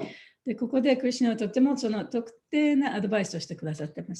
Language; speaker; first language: Japanese; native; Japanese